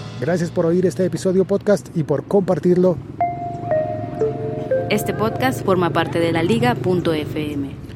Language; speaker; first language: Spanish; native; Spanish